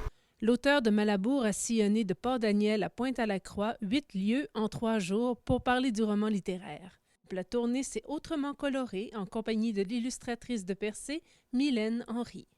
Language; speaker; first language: French; native; French